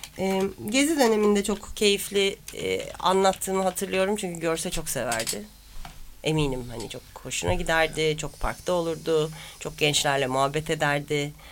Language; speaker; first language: Turkish; native; Turkish